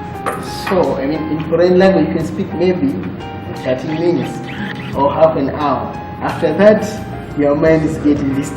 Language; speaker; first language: English; non-native, local second language; Swahili